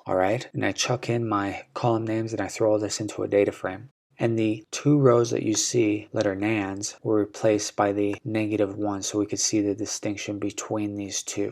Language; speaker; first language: English; native; English